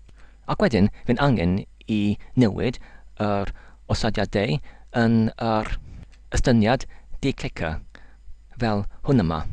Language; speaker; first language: Welsh; non-native, learner; English